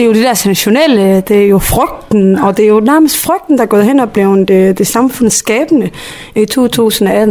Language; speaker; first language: Danish; early bilingual, other home language; Somali